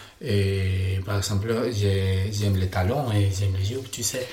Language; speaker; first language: French; non-native, learner; Spanish